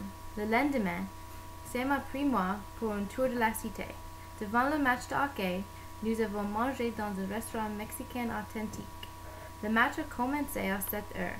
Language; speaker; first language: French; non-native, learner; English